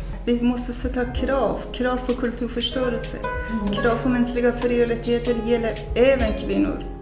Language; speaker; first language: Swedish; non-native, fluent; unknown